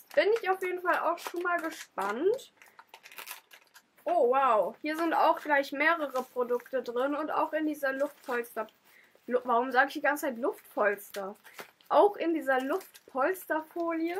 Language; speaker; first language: German; native; German